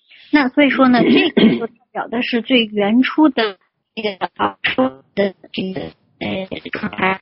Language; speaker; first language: Chinese; native; Chinese